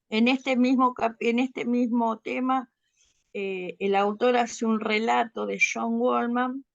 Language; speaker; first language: Spanish; native; Spanish